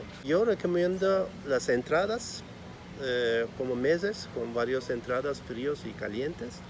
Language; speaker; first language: Spanish; non-native, fluent; Turkish